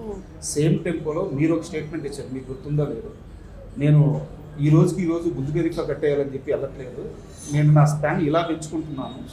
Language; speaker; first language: Telugu; native; Telugu